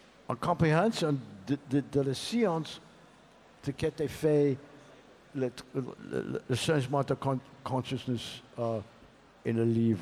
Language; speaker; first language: French; non-native, learner; English